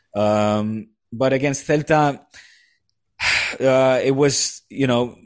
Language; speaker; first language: English; non-native, fluent; Dutch